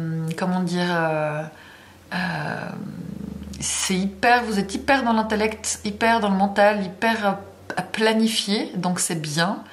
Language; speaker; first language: French; native; French